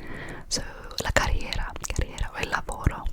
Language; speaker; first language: Italian; non-native, fluent; English